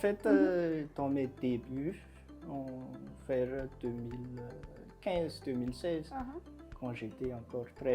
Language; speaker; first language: French; non-native, local second language; Malagasy